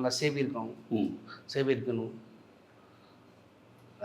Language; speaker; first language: Tamil; non-native, learner; Hindi